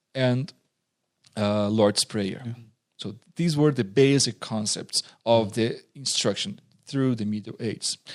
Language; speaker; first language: English; non-native, fluent; Portuguese